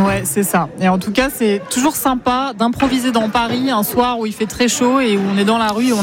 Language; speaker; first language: French; native; French